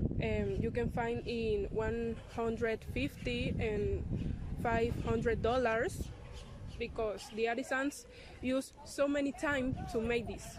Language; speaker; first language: English; non-native, learner; Spanish